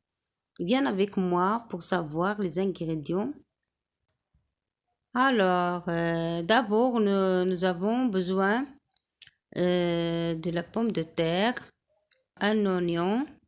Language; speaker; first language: French; non-native, local second language; Arabic